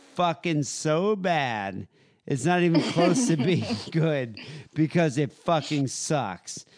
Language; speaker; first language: English; native; English